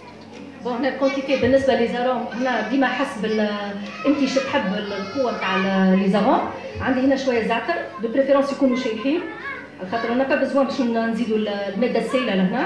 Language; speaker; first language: Arabic; native; Arabic